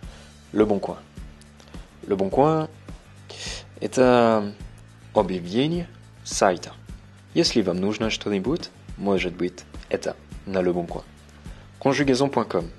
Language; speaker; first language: Russian; non-native, learner; French